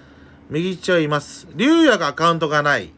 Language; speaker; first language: Japanese; native; Japanese